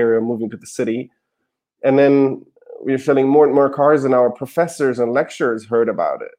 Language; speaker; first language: English; non-native, fluent; German